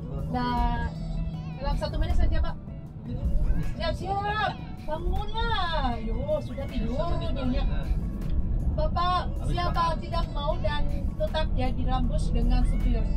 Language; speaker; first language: Indonesian; non-native, fluent; Vietnamese